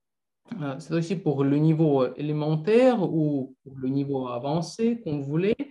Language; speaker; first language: French; non-native, fluent; Russian